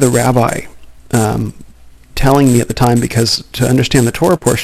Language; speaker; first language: English; native; English